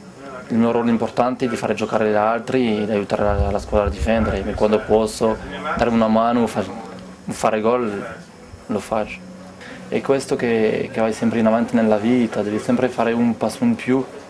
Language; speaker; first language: Italian; non-native, fluent; French